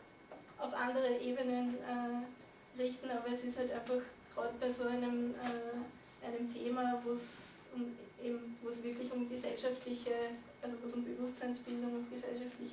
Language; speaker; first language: German; native; German